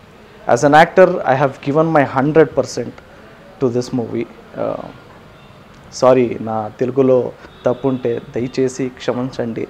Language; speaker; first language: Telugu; non-native, learner; Kannada